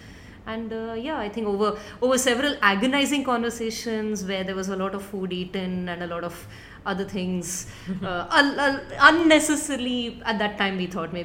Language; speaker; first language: English; non-native, local second language; Tamil